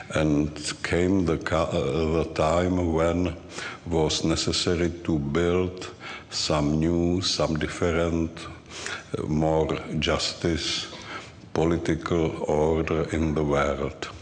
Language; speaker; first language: English; non-native, learner; Czech